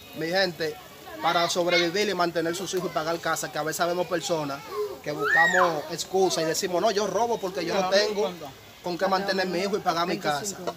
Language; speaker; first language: Spanish; native; Spanish